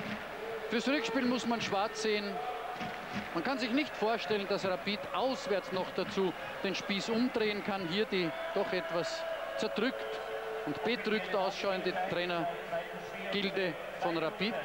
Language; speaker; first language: German; native; German